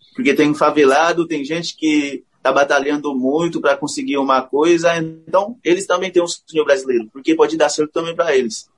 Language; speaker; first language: Portuguese; non-native, fluent; Haitian Creole